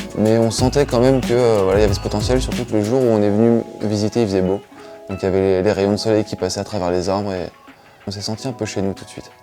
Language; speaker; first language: French; native; French